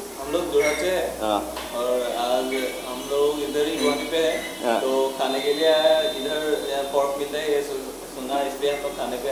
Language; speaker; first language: Hindi; non-native, local second language; Assamese